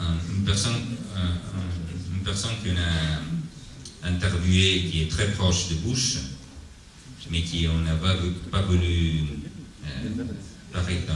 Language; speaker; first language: French; non-native, learner; Italian